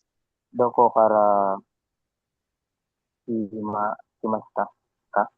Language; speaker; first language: Japanese; non-native, fluent; Filipino